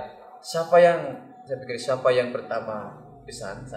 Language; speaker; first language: Indonesian; non-native, learner; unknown